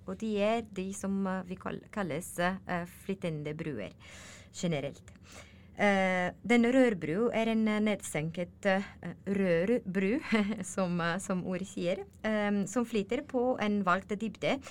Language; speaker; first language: Norwegian; non-native, learner; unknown